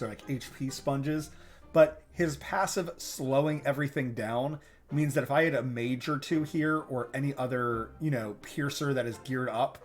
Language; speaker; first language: English; native; English